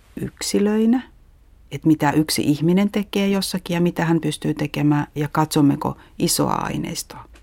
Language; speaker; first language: Finnish; native; Finnish